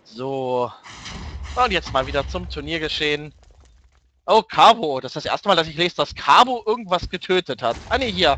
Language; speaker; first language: German; native; German